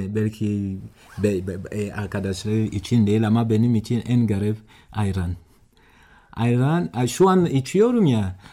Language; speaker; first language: Turkish; non-native, learner; Swahili